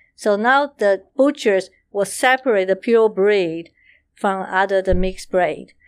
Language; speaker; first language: English; non-native, fluent; Chinese